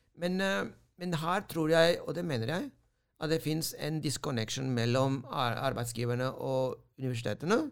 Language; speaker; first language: Norwegian; non-native, fluent; Spanish